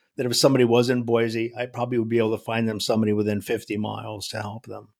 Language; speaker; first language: English; native; English